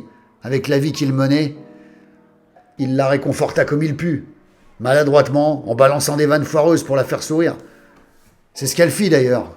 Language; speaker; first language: French; native; French